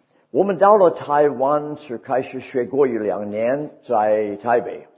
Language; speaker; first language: Chinese; non-native, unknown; English